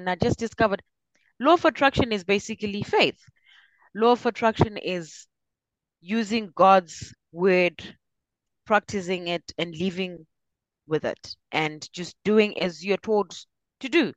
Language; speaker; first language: English; non-native, local second language; Shona